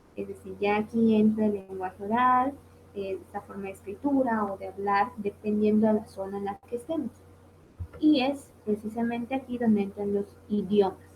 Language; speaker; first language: Spanish; native; Spanish